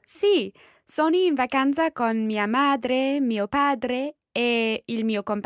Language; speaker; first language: Italian; non-native, learner; English